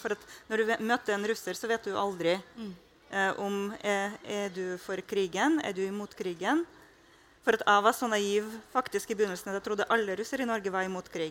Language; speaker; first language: Norwegian; non-native, fluent; Russian